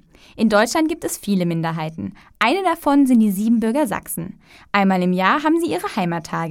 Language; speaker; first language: German; native; German